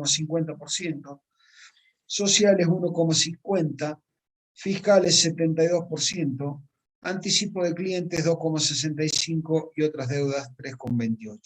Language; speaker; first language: Spanish; native; Spanish